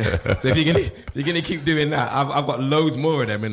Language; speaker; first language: English; native; English